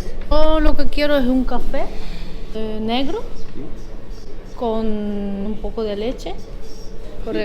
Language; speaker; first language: Spanish; non-native, fluent; Russian